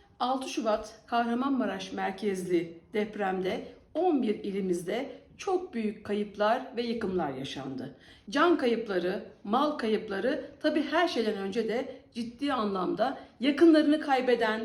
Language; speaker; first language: Turkish; native; Turkish